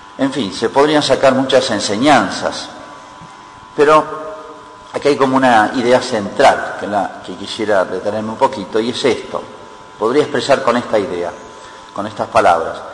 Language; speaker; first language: Spanish; native; Spanish